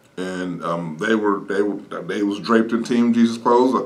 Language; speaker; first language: English; native; English